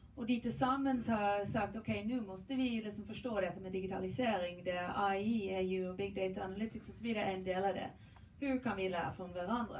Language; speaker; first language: Swedish; non-native, fluent; English